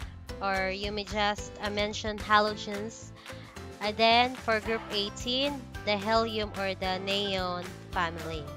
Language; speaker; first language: English; non-native, local second language; Cebuano